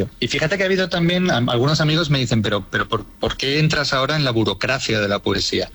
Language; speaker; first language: Spanish; native; Spanish